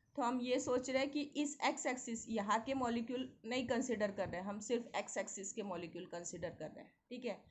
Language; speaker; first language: Hindi; non-native, local second language; Marathi